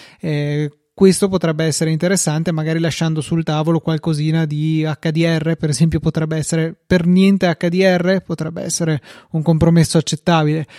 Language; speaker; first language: Italian; native; Italian